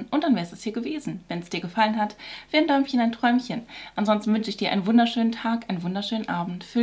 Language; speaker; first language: German; native; German